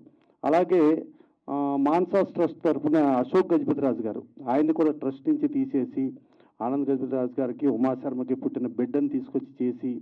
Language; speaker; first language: Telugu; native; Telugu